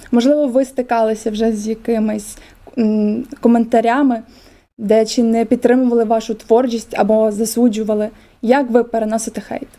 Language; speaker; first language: Ukrainian; native; Ukrainian